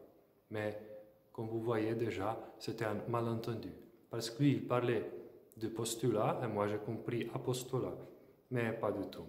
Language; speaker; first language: French; non-native, fluent; Slovenian